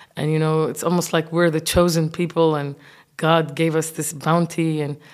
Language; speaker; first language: English; non-native, fluent; Arabic